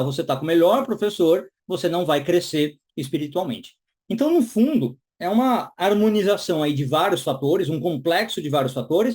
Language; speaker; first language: Portuguese; native; Portuguese